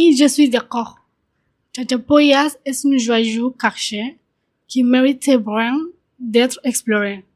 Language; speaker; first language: French; non-native, learner; Spanish